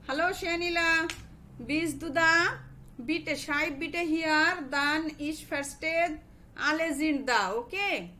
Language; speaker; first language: German; non-native, learner; Bangla